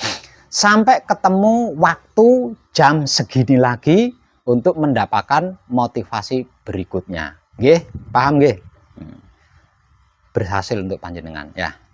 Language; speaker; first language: Indonesian; non-native, local second language; Javanese